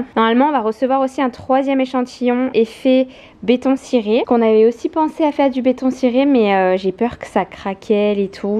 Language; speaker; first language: French; native; French